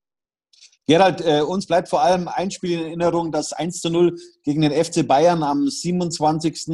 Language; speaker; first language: German; native; German